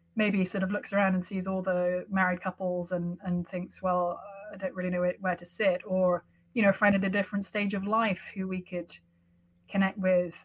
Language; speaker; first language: English; native; English